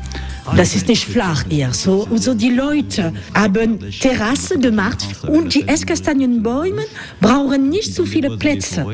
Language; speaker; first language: German; non-native, learner; French